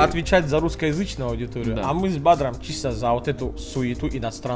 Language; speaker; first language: Russian; native; Russian